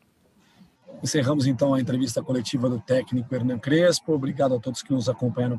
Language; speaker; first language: Portuguese; native; Portuguese